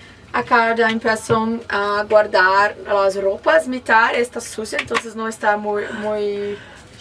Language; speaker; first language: Spanish; non-native, learner; Portuguese